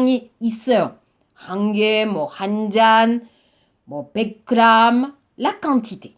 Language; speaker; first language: Korean; non-native, learner; French